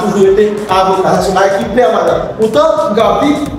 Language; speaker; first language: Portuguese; non-native, fluent; Haitian Creole